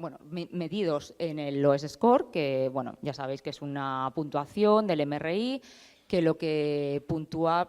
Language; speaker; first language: Spanish; native; Spanish